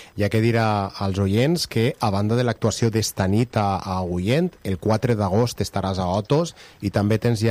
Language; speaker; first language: Catalan; native; Catalan